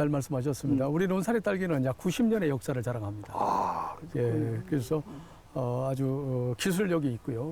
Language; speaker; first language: Korean; native; Korean